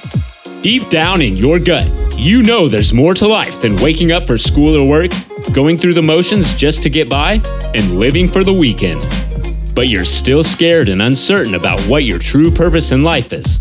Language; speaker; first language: English; native; English